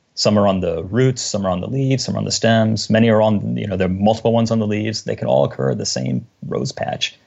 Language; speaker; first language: English; native; English